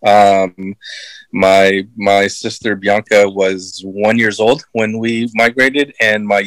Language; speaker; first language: English; early bilingual, other home language; Filipino